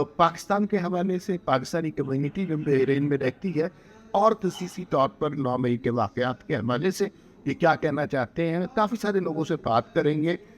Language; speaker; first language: Urdu; native; Urdu